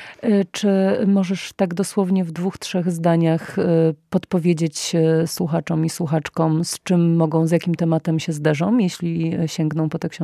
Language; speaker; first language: Polish; native; Polish